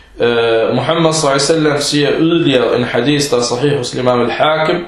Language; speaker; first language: Danish; early bilingual, other home language; Arabic